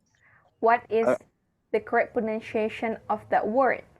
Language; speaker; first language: English; non-native, fluent; Indonesian